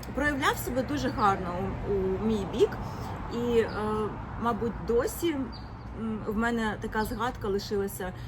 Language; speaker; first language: Ukrainian; native; Ukrainian